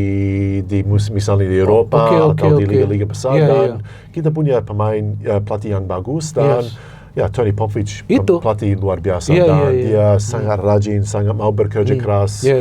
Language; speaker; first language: Indonesian; non-native, fluent; English